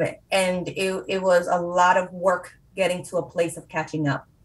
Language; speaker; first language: English; non-native, fluent; Spanish